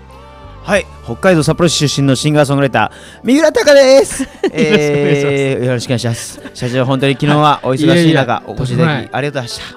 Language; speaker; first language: Japanese; native; Japanese